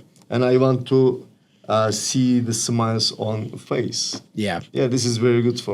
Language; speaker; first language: English; non-native, learner; Turkish